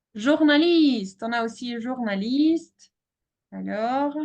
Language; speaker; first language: French; non-native, fluent; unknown